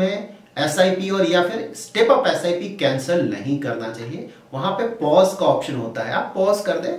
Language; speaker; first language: Hindi; native; Hindi